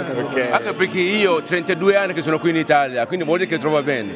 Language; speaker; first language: Italian; non-native, fluent; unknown